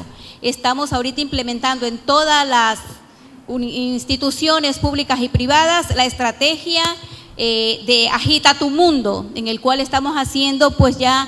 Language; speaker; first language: Spanish; native; Spanish